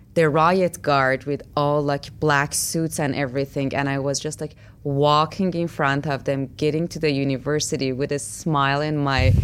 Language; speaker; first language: English; non-native, fluent; Persian